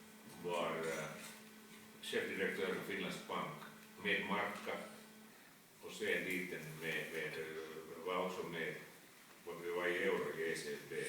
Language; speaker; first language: Swedish; non-native, fluent; Finnish